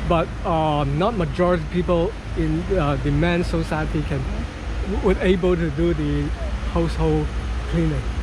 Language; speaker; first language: English; non-native, learner; Cantonese